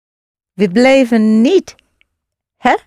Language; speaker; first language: Dutch; non-native, learner; English